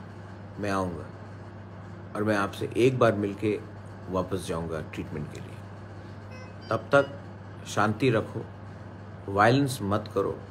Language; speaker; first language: Hindi; non-native, local second language; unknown